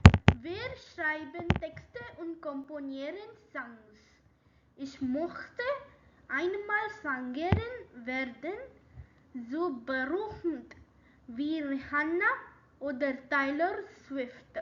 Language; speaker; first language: German; non-native, learner; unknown